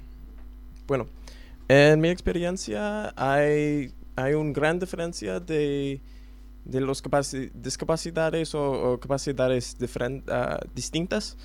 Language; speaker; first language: Spanish; non-native, learner; English